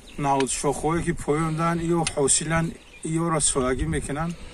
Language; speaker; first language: Tajik; native; Tajik